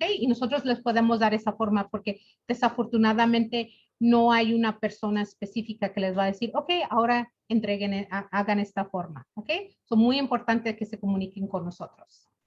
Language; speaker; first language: Spanish; early bilingual, other home language; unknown